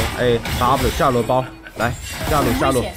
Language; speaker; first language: Chinese; native; Chinese